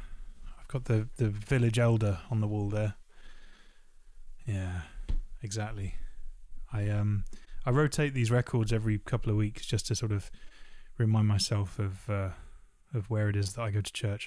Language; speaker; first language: English; native; English